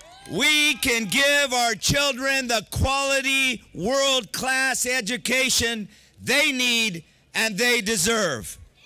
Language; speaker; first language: English; early bilingual, other home language; Spanish